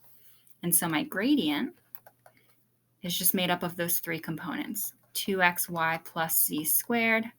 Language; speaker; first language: English; native; English